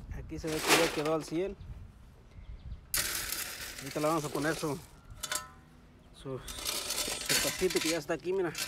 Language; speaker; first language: Spanish; native; Spanish